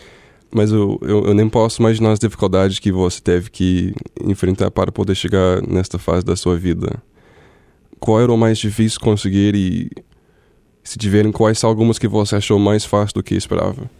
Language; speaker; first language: Portuguese; non-native, fluent; English